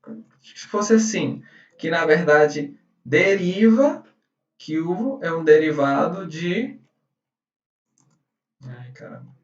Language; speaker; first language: Portuguese; non-native, fluent; Spanish